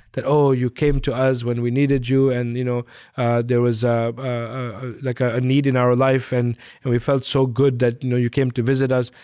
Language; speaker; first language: English; early bilingual, other home language; Hindi